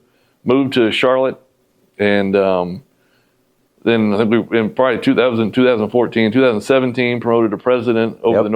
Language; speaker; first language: English; native; English